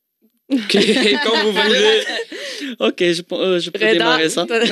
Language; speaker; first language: French; non-native, local second language; Arabic